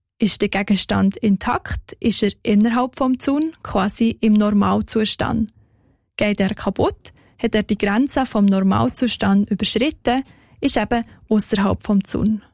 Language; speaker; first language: German; native; German